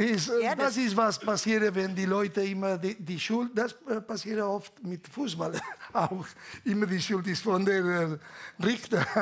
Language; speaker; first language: German; non-native, learner; Catalan